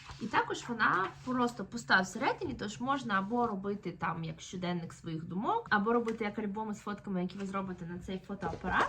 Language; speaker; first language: Ukrainian; native; Ukrainian